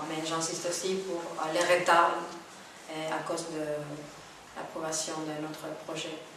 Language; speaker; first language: French; non-native, fluent; Spanish